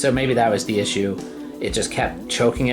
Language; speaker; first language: English; native; English